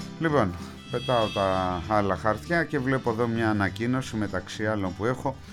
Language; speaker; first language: Greek; native; Greek